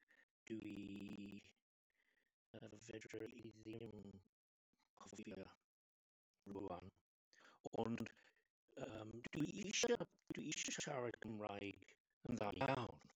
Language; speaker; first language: Welsh; non-native, learner; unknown